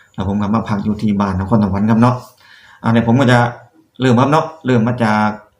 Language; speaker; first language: Thai; native; Thai